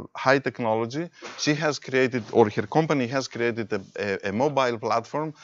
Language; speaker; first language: English; non-native, fluent; Greek